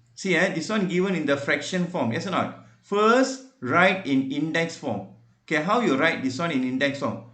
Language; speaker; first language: English; non-native, local second language; Malay